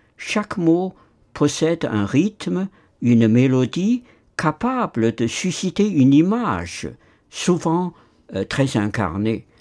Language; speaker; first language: French; non-native, fluent; Chinese